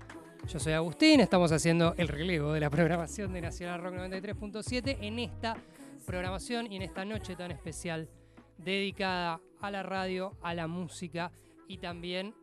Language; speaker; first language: Spanish; native; Spanish